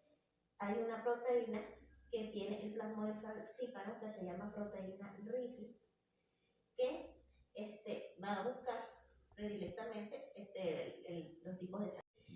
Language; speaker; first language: Spanish; native; Spanish